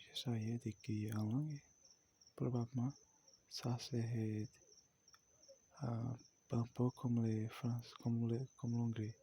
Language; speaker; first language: French; non-native, learner; Portuguese